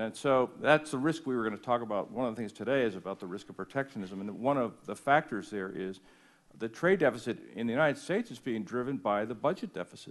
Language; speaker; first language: English; native; English